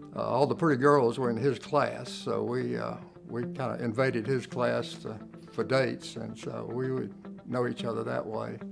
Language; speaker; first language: English; native; English